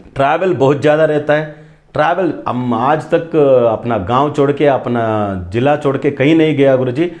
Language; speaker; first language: Hindi; non-native, local second language; Kannada